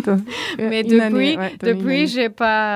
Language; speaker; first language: French; non-native, learner; German